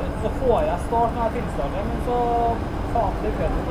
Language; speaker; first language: Norwegian; native; Norwegian